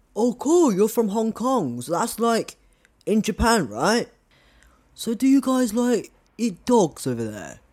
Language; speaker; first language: English; non-native, local second language; Cantonese